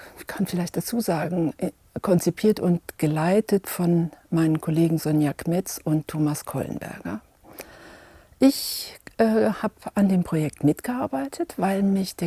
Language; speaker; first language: German; native; German